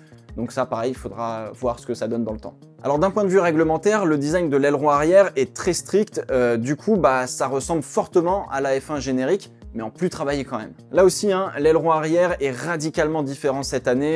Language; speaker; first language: French; native; French